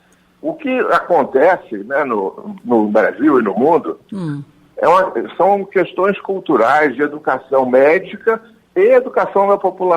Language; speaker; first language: Portuguese; native; Portuguese